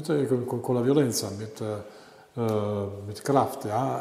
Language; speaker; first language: German; non-native, learner; Italian